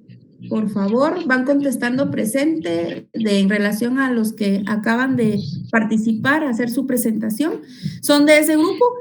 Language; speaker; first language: Spanish; native; Spanish